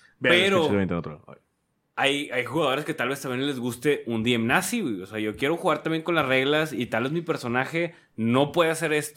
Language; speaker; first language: Spanish; native; Spanish